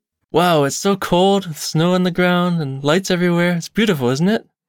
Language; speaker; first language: English; native; English